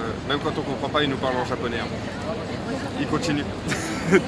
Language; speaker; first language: French; native; French